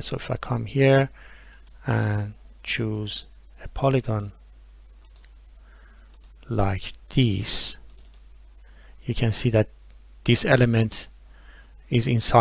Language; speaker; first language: English; non-native, fluent; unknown